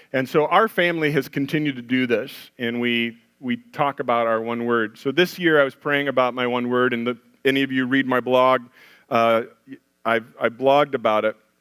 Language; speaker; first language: English; native; English